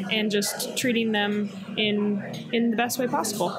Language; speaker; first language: English; native; English